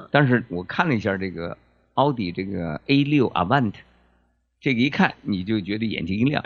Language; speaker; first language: Chinese; native; Chinese